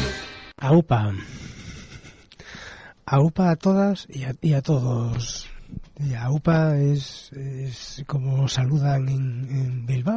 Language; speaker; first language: Spanish; native; Spanish